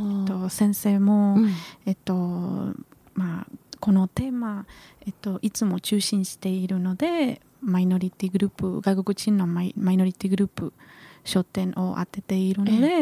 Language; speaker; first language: Japanese; non-native, learner; Spanish